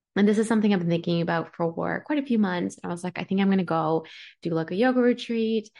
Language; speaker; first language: English; early bilingual, other home language; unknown